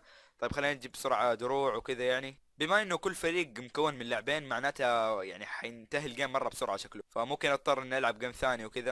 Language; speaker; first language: Arabic; native; Arabic